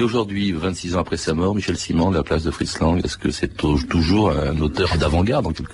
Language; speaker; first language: French; native; French